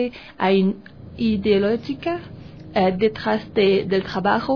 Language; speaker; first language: Spanish; non-native, learner; French